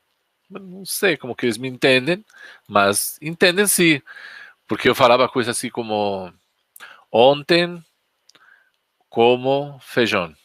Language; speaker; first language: Portuguese; non-native, fluent; Spanish